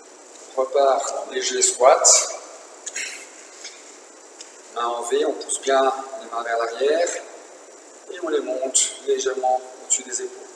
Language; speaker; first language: French; native; French